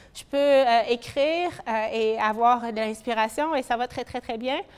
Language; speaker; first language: French; native; French